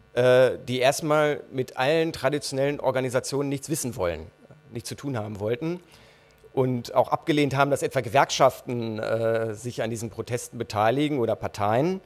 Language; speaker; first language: German; native; German